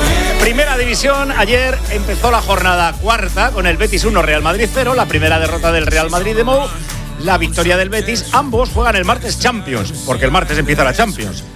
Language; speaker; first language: Spanish; native; Spanish